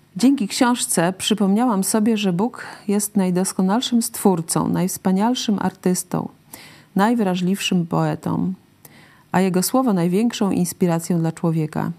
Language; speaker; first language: Polish; native; Polish